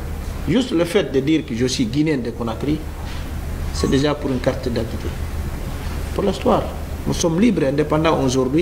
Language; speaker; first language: French; non-native, fluent; Upper Guinea Crioulo